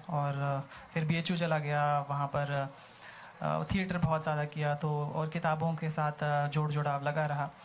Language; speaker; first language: Hindi; native; Hindi